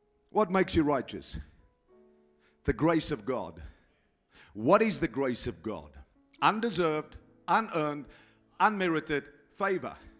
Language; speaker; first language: English; non-native, local second language; Afrikaans